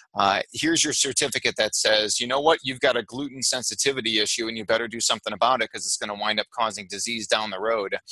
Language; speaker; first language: English; native; English